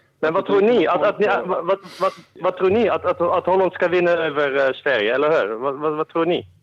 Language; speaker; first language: Swedish; non-native, fluent; Dutch